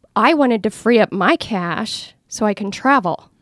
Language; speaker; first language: English; native; English